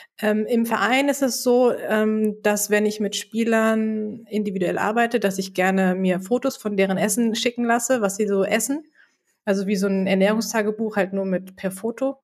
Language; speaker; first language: German; native; German